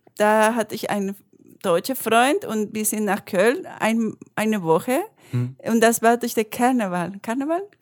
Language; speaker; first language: German; non-native, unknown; Spanish